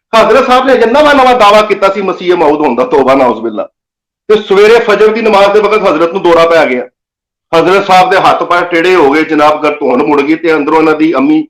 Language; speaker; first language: Urdu; non-native, local second language; Punjabi